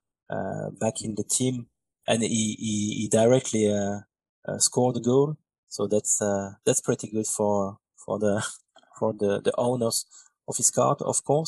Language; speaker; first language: English; non-native, fluent; French